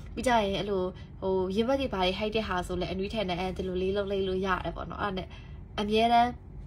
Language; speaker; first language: Burmese; native; Burmese